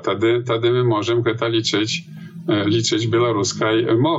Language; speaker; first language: Polish; non-native, learner; Belarusian